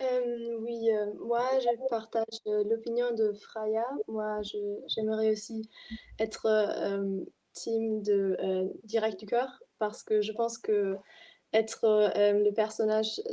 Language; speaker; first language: French; non-native, fluent; German